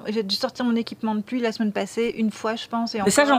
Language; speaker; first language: French; native; French